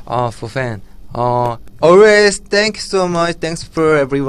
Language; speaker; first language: English; non-native, learner; Korean